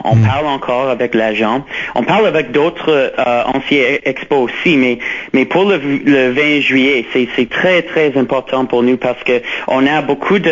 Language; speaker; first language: French; non-native, local second language; English